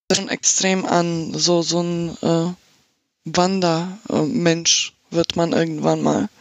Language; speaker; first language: German; non-native, fluent; Slovak